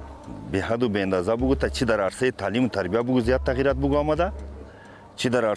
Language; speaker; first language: Persian; native; Persian